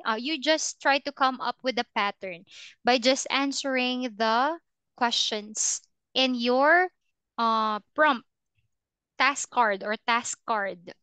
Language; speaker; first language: English; non-native, fluent; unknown